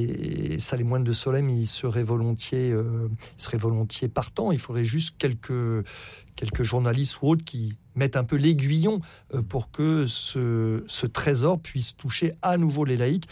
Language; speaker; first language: French; native; French